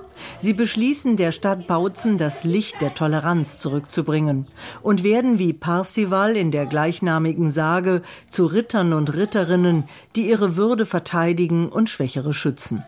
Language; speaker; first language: German; native; German